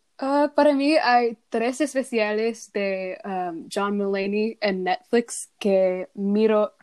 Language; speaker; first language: Spanish; non-native, learner; English